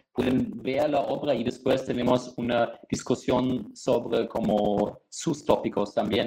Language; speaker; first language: Spanish; non-native, fluent; German